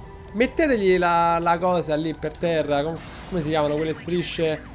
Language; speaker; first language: Italian; native; Italian